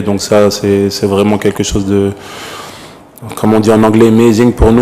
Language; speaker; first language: French; native; French